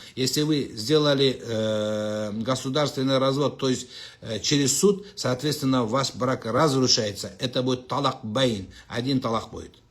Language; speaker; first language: Russian; non-native, local second language; Kazakh